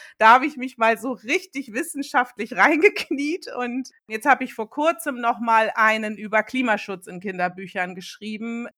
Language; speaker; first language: German; early bilingual, other home language; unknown